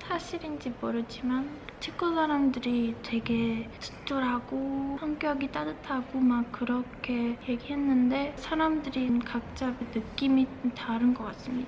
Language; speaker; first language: Korean; early bilingual, heritage; Czech